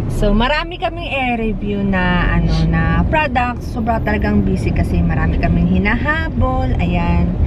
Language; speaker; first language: Filipino; non-native, local second language; Cebuano